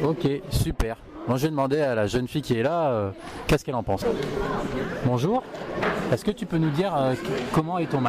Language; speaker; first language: French; native; French